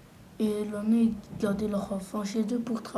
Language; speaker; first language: French; early bilingual, other home language; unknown